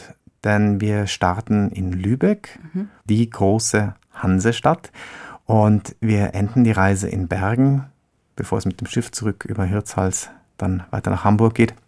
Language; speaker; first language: German; native; German